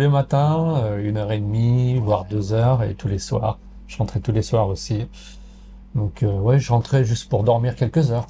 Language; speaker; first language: French; native; French